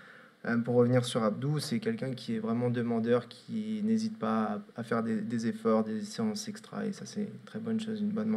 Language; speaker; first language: French; native; French